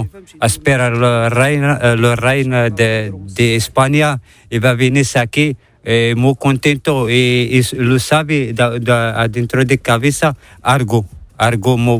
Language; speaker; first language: Spanish; non-native, learner; Arabic